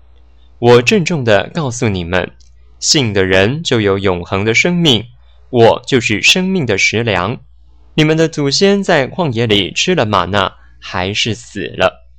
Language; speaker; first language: Chinese; native; Chinese